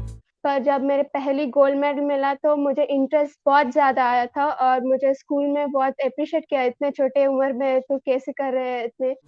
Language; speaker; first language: Hindi; non-native, local second language; Telugu